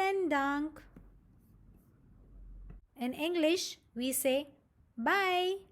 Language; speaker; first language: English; non-native, local second language; Marathi